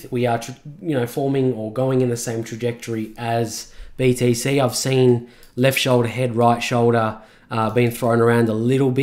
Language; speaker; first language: English; native; English